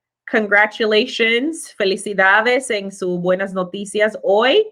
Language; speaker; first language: Spanish; non-native, learner; English